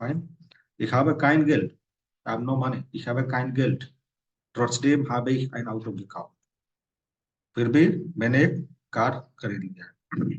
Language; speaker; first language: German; non-native, fluent; Hindi